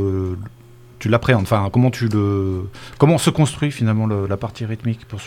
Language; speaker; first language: French; native; French